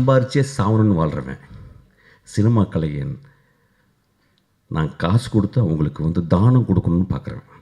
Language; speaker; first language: Tamil; native; Tamil